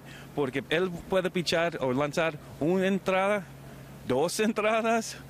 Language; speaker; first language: Spanish; early bilingual, heritage; Spanish